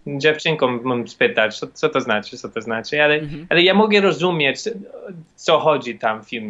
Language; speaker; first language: Polish; non-native, learner; English